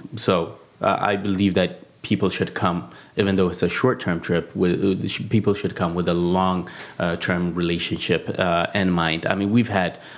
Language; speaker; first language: English; non-native, fluent; Amharic